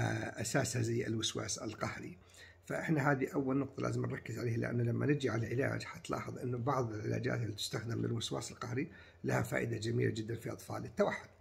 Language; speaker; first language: Arabic; native; Arabic